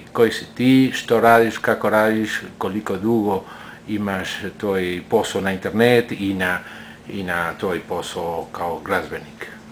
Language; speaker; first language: Croatian; early bilingual, heritage; Croatian